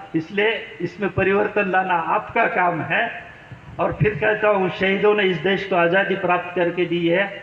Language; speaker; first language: Hindi; non-native, local second language; Marathi